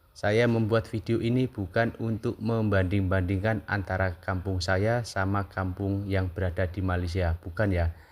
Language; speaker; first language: Indonesian; native; Indonesian